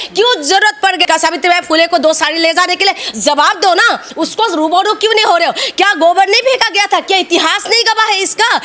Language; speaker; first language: Hindi; non-native, local second language; Assamese